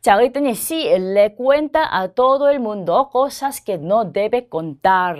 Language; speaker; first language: Spanish; non-native, fluent; Korean